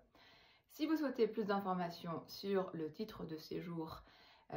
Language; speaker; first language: French; native; French